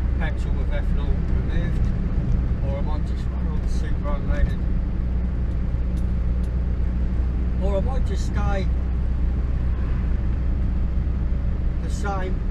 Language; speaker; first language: English; native; English